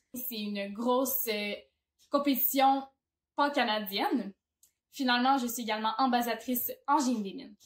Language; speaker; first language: French; native; French